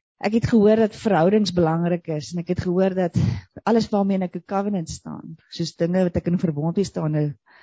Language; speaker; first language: Afrikaans; native; Afrikaans